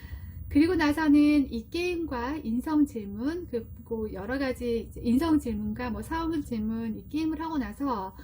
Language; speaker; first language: Korean; native; Korean